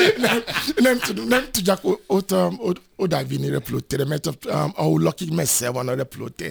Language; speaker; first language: Hungarian; non-native, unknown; Yoruba